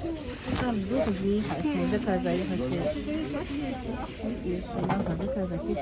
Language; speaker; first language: Russian; non-native, local second language; Ingush